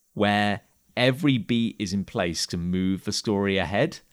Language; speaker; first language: English; native; English